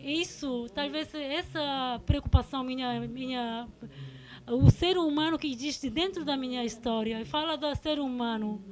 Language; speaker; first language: Portuguese; non-native, fluent; Korean